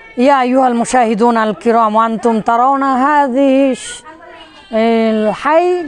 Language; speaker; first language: Arabic; non-native, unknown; Bangla